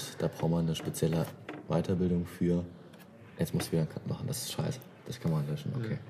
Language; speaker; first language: German; native; German